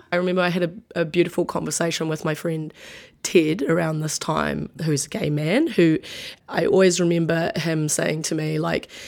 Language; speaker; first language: English; native; English